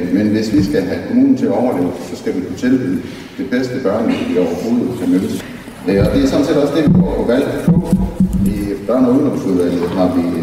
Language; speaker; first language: Danish; native; Danish